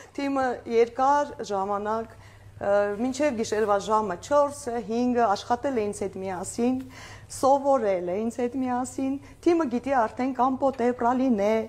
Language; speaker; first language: Armenian; native; Armenian